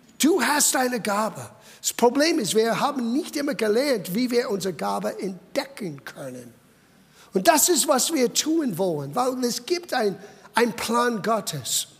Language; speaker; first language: German; non-native, fluent; English